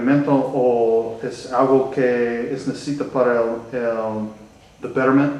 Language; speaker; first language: Spanish; non-native, learner; English